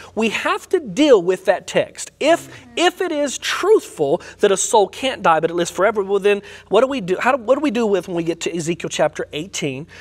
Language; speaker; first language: English; native; English